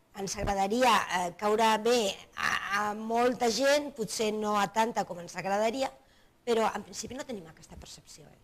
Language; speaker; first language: Catalan; non-native, local second language; Spanish